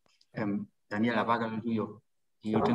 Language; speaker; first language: Spanish; non-native, fluent; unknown